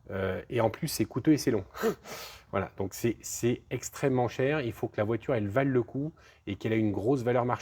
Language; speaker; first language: French; native; French